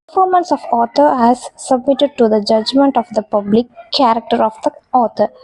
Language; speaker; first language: English; non-native, local second language; Tamil